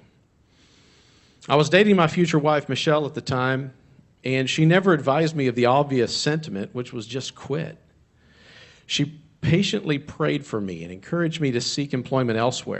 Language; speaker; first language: English; native; English